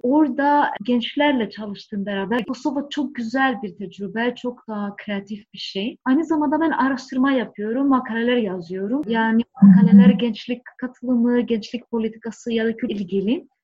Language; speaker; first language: Turkish; non-native, fluent; Greek